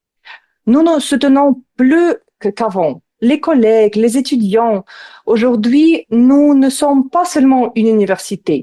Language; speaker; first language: French; non-native, fluent; Ukrainian